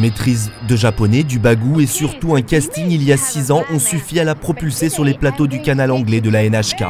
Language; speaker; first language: French; native; French